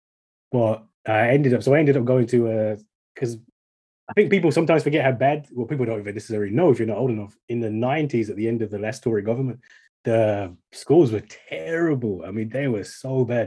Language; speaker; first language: English; native; English